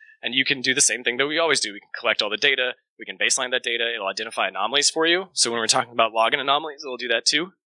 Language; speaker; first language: English; native; English